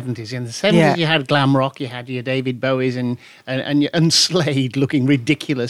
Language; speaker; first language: English; native; English